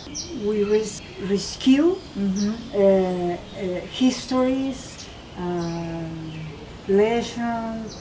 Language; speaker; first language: English; non-native, learner; Spanish